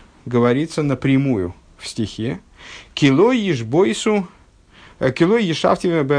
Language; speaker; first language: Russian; native; Russian